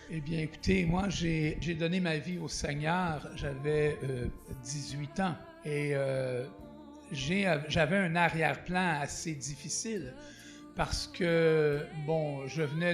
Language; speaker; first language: French; native; French